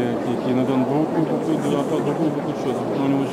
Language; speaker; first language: French; non-native, fluent; Russian